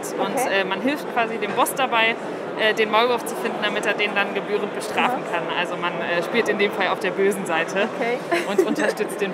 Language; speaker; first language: German; native; German